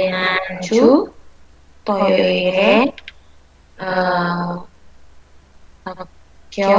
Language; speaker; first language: Korean; non-native, learner; Indonesian